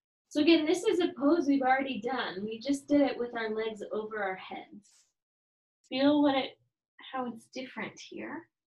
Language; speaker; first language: English; native; English